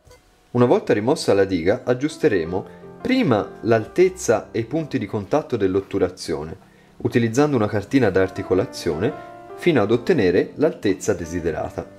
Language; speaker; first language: Italian; native; Italian